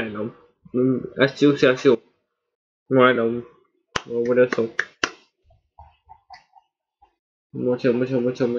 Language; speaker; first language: Spanish; non-native, learner; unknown